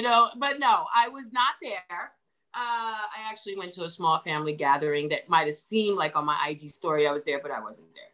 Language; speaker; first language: English; native; English